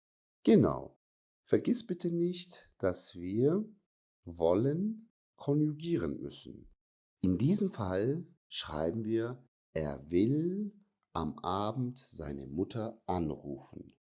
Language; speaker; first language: German; non-native, fluent; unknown